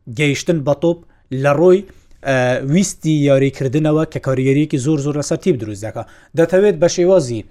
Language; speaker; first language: Central Kurdish; non-native, local second language; Kurdish